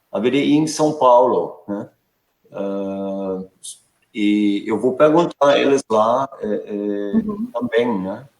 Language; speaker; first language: Portuguese; non-native, fluent; German